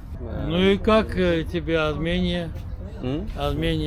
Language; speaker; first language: Russian; non-native, local second language; Armenian